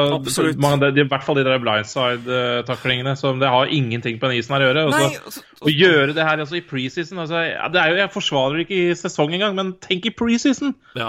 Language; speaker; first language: Norwegian; native; Norwegian